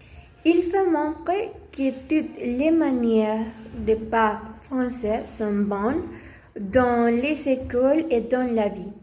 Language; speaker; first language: French; non-native, learner; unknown